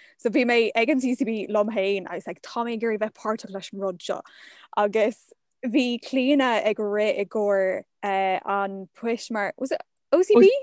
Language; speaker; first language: Irish; non-native, local second language; English